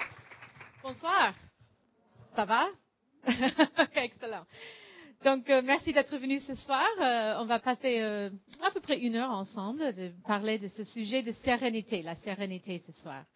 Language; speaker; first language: French; non-native, fluent; English